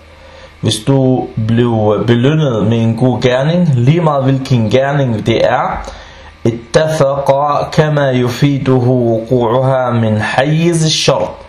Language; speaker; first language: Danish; non-native, fluent; Arabic